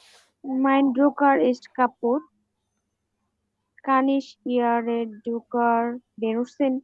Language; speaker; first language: German; non-native, learner; Bangla